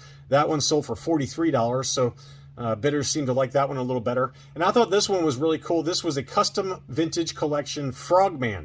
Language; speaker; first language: English; native; English